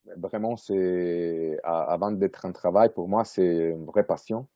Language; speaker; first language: French; non-native, fluent; Italian